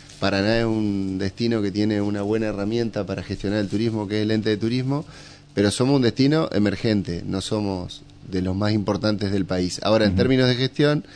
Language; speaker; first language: Spanish; native; Spanish